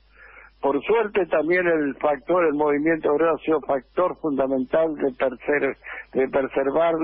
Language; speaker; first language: Spanish; native; Spanish